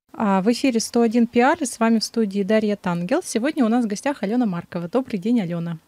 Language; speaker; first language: Russian; native; Russian